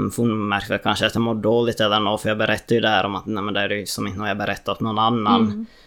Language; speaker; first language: Swedish; native; Swedish